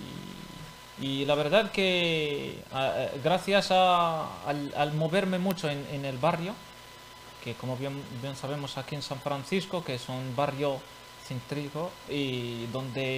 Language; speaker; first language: Spanish; non-native, fluent; Arabic